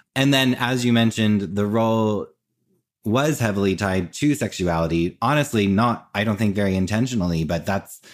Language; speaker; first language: English; native; English